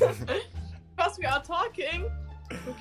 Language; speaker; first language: English; non-native, fluent; German